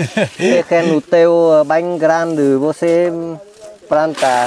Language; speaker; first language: Portuguese; non-native, learner; Vietnamese